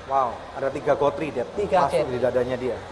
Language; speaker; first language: Indonesian; native; Indonesian